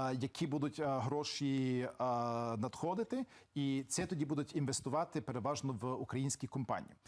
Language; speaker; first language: Ukrainian; early bilingual, heritage; Ukrainian